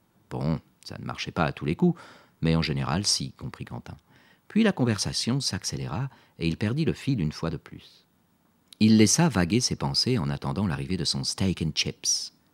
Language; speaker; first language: French; native; French